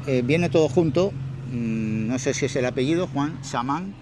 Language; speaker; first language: Spanish; native; Spanish